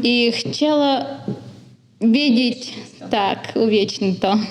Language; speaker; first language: Polish; non-native, learner; Ukrainian